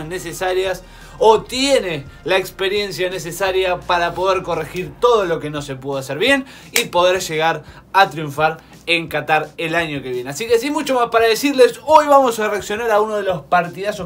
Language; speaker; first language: Spanish; native; Spanish